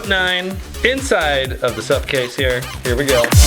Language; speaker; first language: English; native; English